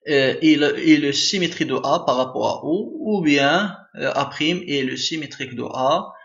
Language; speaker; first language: French; non-native, local second language; Arabic